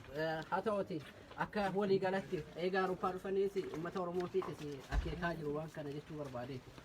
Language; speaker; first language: Oromo; native; Oromo